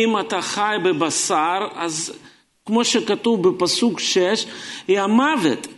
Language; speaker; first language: Hebrew; non-native, fluent; Russian